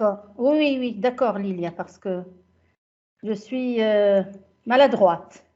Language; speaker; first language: French; non-native, local second language; Arabic